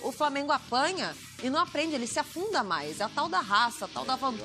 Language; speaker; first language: Portuguese; native; Portuguese